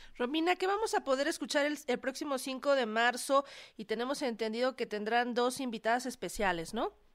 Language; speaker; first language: Spanish; native; Spanish